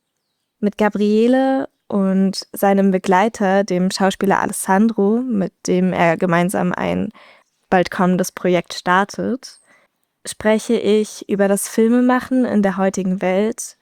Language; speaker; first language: German; native; German